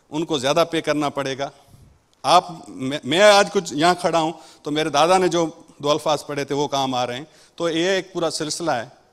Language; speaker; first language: Urdu; non-native, local second language; Sindhi